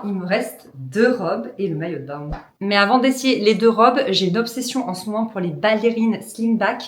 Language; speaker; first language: French; native; French